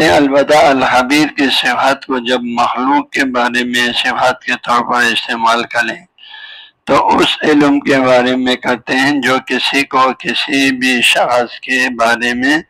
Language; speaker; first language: Urdu; non-native, local second language; Balti